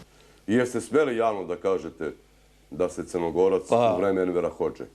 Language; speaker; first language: Bosnian; native; Bosnian